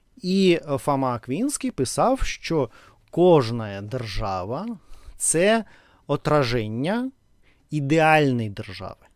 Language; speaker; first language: Ukrainian; non-native, local second language; Russian